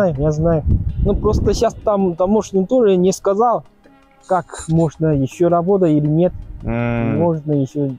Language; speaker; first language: Russian; non-native, learner; Chinese